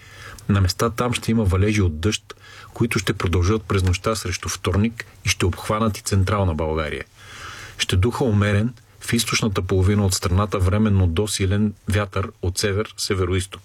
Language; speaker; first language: Bulgarian; native; Bulgarian